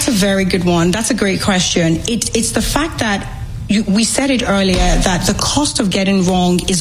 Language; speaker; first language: English; native; English